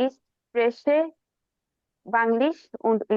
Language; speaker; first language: German; non-native, learner; Bangla